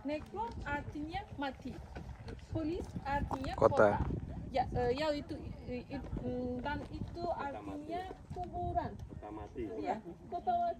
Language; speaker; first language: Indonesian; non-native, learner; Turkish